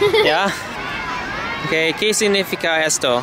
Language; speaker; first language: Spanish; non-native, learner; English